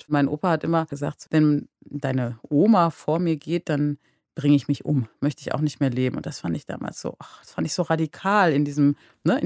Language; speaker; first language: German; native; German